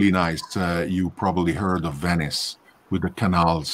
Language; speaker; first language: English; non-native, fluent; Hungarian